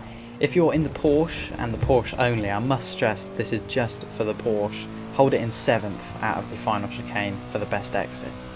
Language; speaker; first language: English; native; English